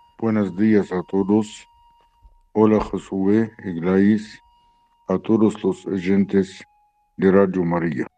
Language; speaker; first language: Spanish; non-native, learner; Arabic